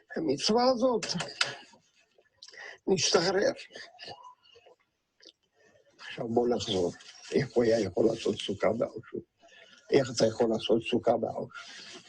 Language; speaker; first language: Hebrew; non-native, fluent; Yiddish